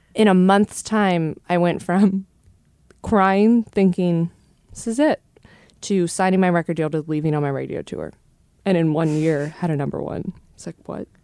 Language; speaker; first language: English; native; English